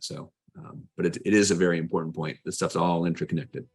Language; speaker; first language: English; native; English